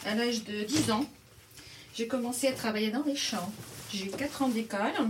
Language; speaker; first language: French; non-native, fluent; Portuguese